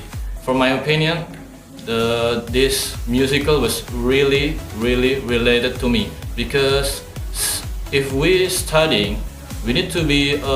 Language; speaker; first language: English; non-native, learner; Indonesian